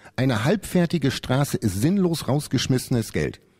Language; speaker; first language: German; native; German